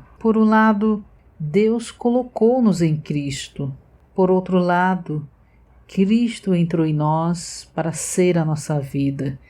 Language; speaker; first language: Portuguese; native; Portuguese